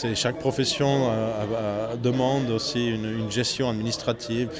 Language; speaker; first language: French; native; French